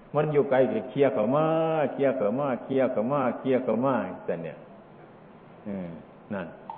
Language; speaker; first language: Thai; non-native, local second language; Northeastern Thai